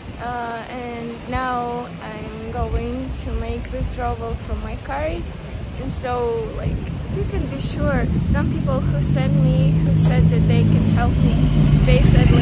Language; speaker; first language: English; non-native, learner; Russian